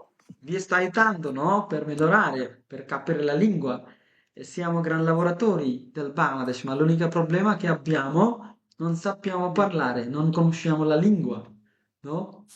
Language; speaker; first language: Italian; non-native, fluent; Bangla